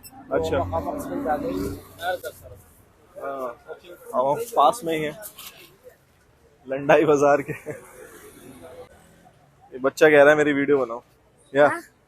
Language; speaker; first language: Hindi; native; Hindi